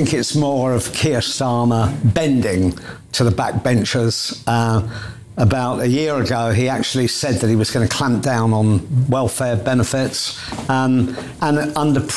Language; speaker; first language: English; native; English